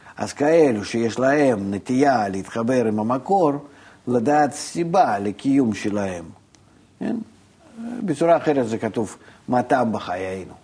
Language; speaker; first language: Hebrew; non-native, fluent; Russian